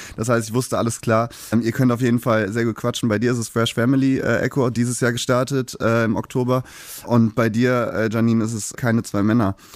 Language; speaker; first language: German; native; German